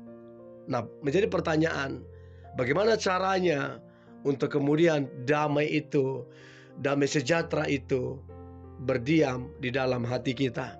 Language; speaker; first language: Indonesian; native; Indonesian